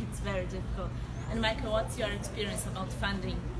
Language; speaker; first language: English; non-native, fluent; Portuguese